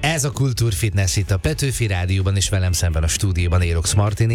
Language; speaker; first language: Hungarian; native; Hungarian